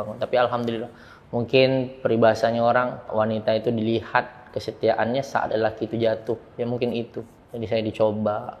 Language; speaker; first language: Indonesian; early bilingual, heritage; Indonesian